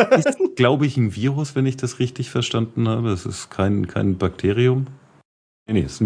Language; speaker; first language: German; native; German